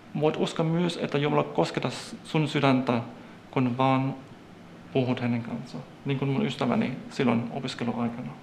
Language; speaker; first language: Finnish; non-native, fluent; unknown